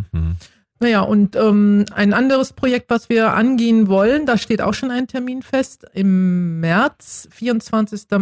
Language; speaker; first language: German; native; German